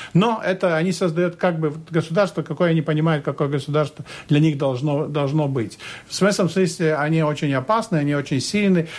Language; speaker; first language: Russian; non-native, local second language; Latvian